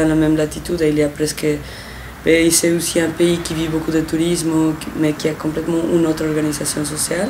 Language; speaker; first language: French; non-native, fluent; Spanish